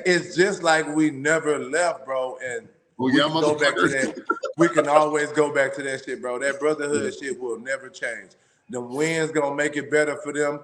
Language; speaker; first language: English; native; English